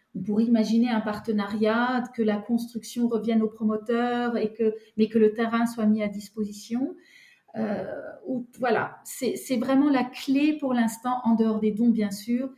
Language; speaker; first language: French; non-native, local second language; Luxembourgish